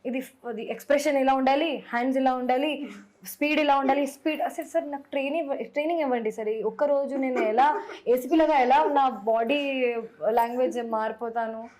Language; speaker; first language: Telugu; non-native, fluent; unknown